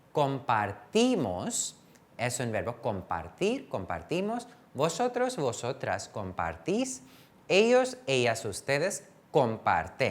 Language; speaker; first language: Spanish; non-native, fluent; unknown